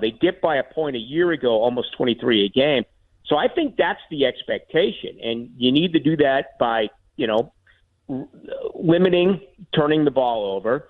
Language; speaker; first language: English; native; English